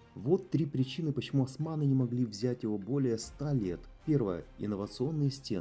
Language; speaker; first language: Russian; native; Russian